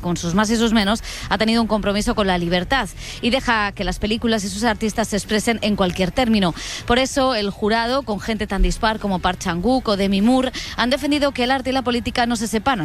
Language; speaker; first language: Spanish; native; Spanish